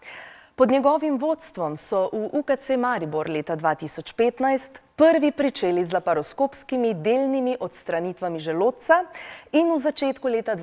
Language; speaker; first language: Slovenian; native; Slovenian